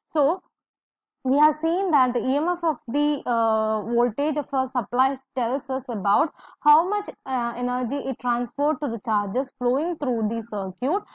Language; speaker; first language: English; non-native, local second language; Malayalam